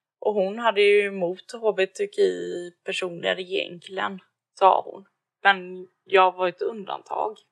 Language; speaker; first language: Swedish; native; Swedish